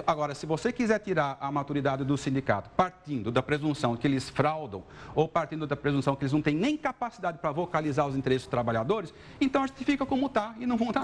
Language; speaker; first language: Portuguese; native; Portuguese